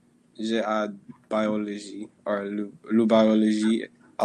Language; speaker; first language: French; non-native, learner; English